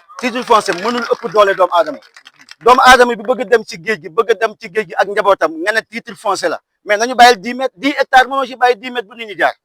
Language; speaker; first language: Wolof; native; Wolof